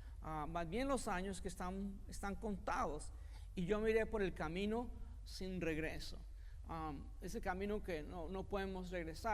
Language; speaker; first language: Spanish; native; Spanish